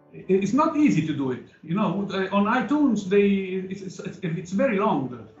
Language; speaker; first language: English; non-native, learner; Italian